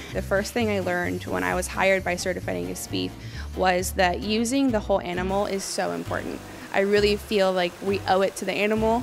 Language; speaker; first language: English; native; English